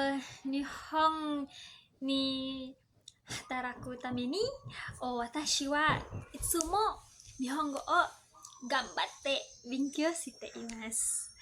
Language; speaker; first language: Japanese; non-native, learner; Indonesian